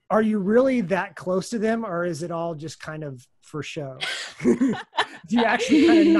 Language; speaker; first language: English; native; English